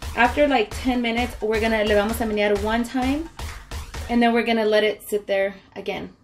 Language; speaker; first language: English; early bilingual, other home language; Spanish